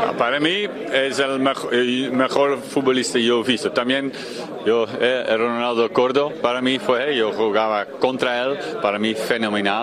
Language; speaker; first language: Spanish; non-native, fluent; Dutch